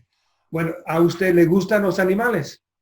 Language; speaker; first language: Spanish; non-native, fluent; English